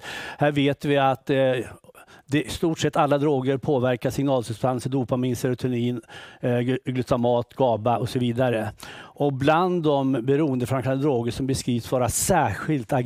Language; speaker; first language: Swedish; native; Swedish